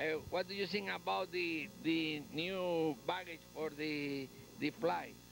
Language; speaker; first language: English; non-native, learner; Spanish